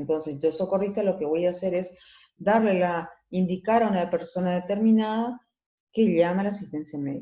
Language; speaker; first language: Spanish; native; Spanish